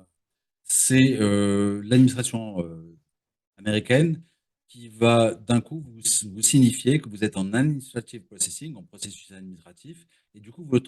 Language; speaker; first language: French; native; French